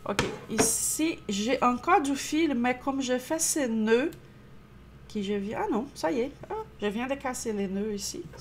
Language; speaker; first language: French; non-native, fluent; Portuguese